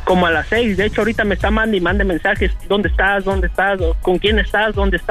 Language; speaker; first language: Spanish; native; Spanish